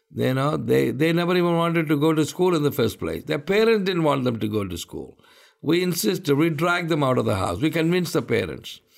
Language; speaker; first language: English; non-native, local second language; Malayalam